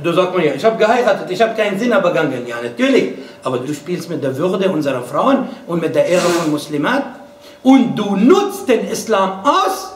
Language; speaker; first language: German; non-native, fluent; Arabic